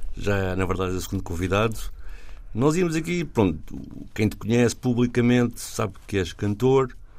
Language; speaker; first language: Portuguese; native; Portuguese